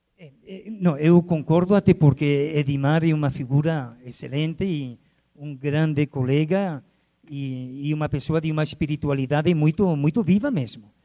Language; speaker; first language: Portuguese; non-native, fluent; Spanish